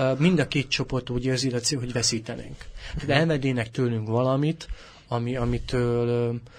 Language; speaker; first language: Hungarian; native; Hungarian